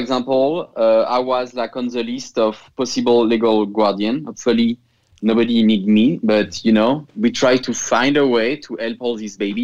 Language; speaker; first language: English; non-native, fluent; French